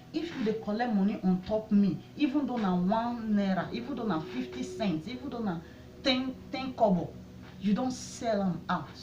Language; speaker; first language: Nigerian Pidgin; non-native, local second language; Bini